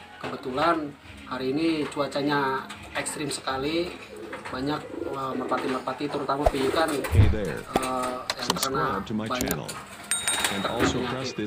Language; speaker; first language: Indonesian; native; Indonesian